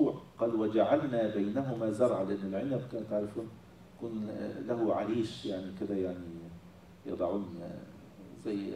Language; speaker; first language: Arabic; native; Arabic